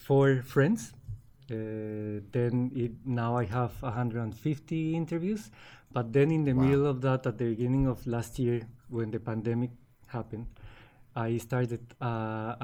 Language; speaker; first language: English; non-native, fluent; Spanish